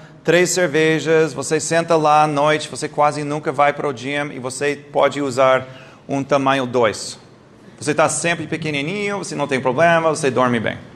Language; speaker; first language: Portuguese; non-native, fluent; English